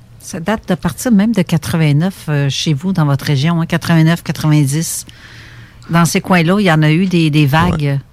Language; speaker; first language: French; native; French